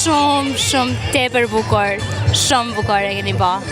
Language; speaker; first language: Albanian; early bilingual, heritage; Albanian